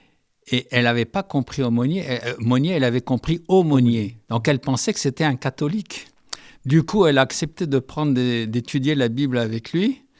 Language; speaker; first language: French; early bilingual, heritage; French